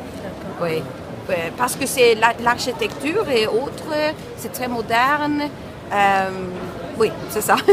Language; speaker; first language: French; non-native, learner; Swedish